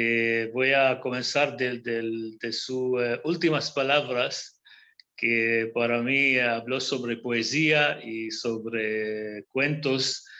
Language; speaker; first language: Spanish; non-native, fluent; Hebrew